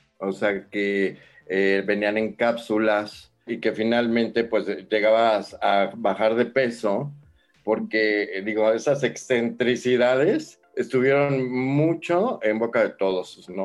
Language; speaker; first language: Spanish; native; Spanish